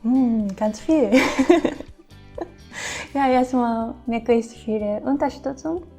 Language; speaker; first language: German; non-native, fluent; Japanese